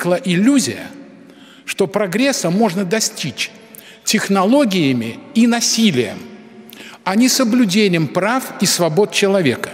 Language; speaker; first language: Russian; native; Russian